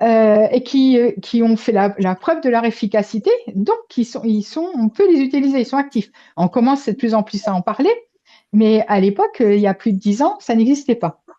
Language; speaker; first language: French; native; French